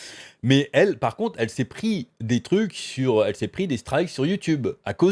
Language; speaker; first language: French; native; French